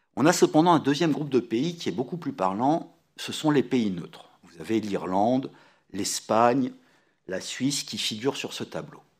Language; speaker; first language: French; native; French